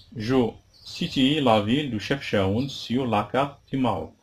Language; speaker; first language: French; non-native, local second language; Arabic